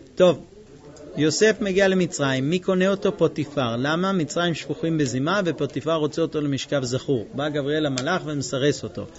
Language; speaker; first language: Hebrew; non-native, fluent; English